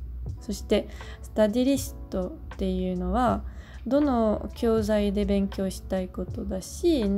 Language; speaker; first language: Japanese; non-native, learner; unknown